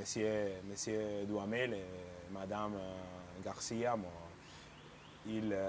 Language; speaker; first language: French; non-native, fluent; Spanish